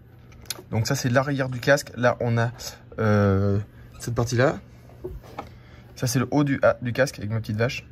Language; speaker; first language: French; native; French